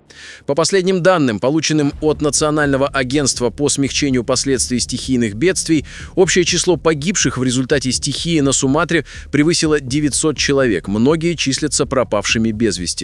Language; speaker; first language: Russian; native; Russian